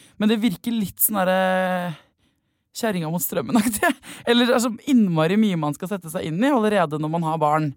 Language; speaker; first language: Norwegian; native; Norwegian